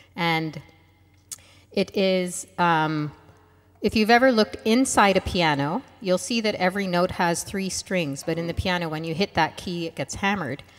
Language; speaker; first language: English; non-native, fluent; Arabic